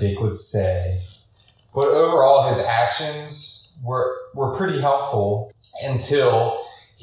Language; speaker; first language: English; native; English